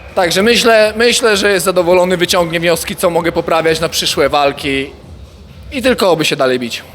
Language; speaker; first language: Polish; native; Polish